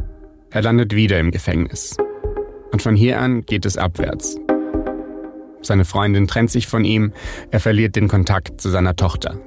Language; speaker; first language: German; native; German